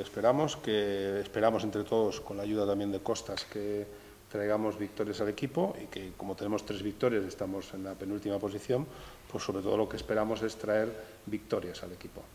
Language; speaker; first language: Spanish; native; Spanish